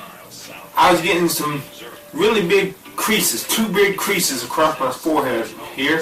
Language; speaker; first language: English; native; English